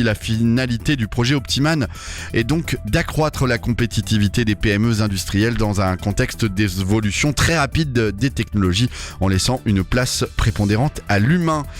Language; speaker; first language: French; native; French